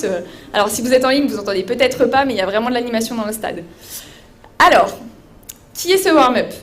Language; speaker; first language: French; native; French